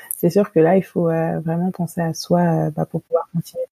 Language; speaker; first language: French; native; French